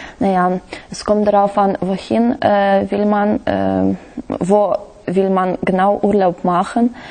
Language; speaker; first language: German; non-native, learner; Russian